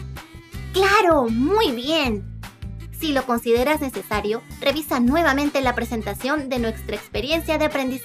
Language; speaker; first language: Spanish; native; Spanish